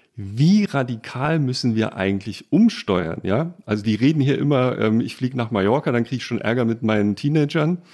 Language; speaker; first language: German; native; German